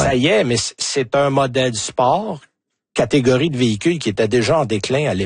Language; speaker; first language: French; native; French